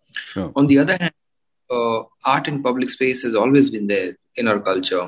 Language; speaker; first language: English; non-native, local second language; Gujarati